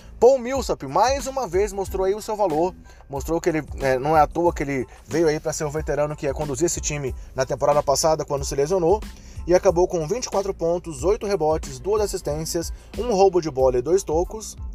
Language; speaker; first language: Portuguese; native; Portuguese